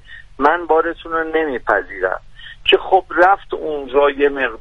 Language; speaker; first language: Persian; native; Persian